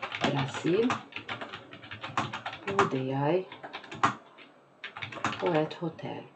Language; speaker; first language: Norwegian; non-native, fluent; Portuguese